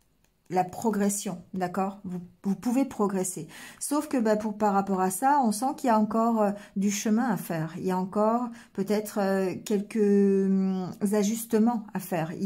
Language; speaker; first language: French; native; French